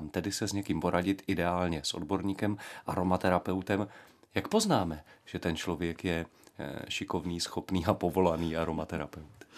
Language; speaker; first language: Czech; native; Czech